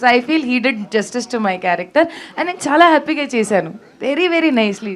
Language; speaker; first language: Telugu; non-native, fluent; Hindi